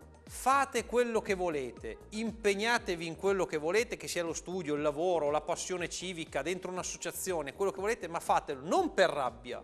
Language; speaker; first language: Italian; native; Italian